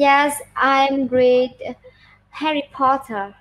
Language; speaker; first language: English; non-native, learner; Vietnamese